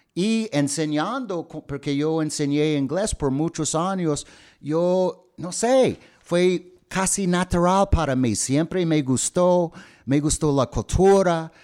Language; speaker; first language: Spanish; non-native, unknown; English